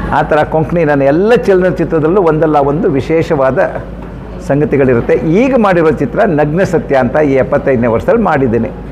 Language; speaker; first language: Kannada; non-native, local second language; Konkani